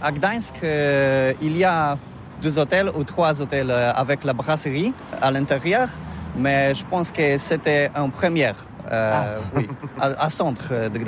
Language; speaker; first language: French; non-native, learner; Polish